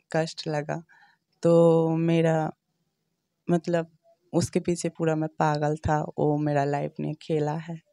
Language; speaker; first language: Hindi; non-native, local second language; Bangla